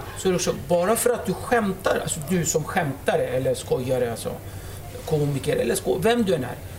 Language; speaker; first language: Swedish; early bilingual, other home language; Kurdish